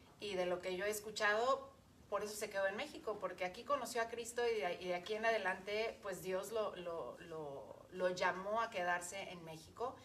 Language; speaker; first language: Spanish; native; Spanish